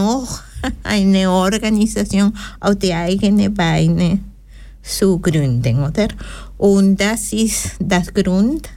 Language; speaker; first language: German; non-native, learner; Spanish